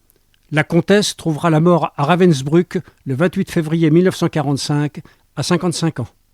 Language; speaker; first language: French; native; French